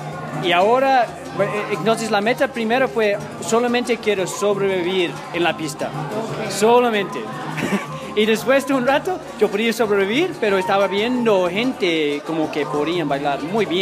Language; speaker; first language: Spanish; non-native, fluent; English